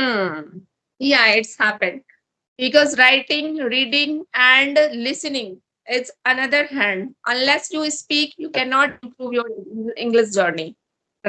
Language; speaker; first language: English; non-native, learner; Hindi